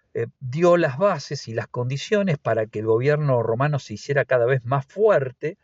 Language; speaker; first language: Spanish; native; Spanish